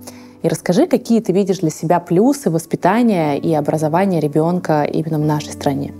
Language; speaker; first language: Russian; native; Russian